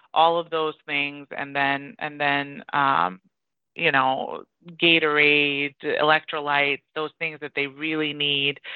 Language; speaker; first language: English; early bilingual, other home language; Persian